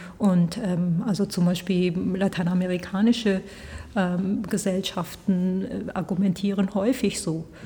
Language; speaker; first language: German; early bilingual, heritage; Spanish